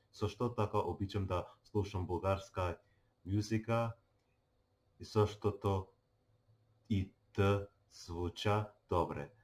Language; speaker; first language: Bulgarian; non-native, learner; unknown